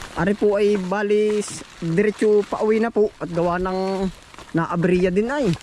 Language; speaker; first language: Filipino; native; Filipino